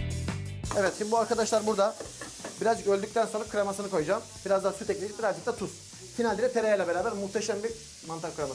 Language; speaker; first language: Turkish; native; Turkish